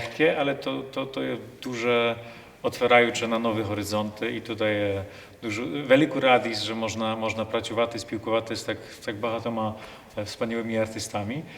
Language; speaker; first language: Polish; non-native, local second language; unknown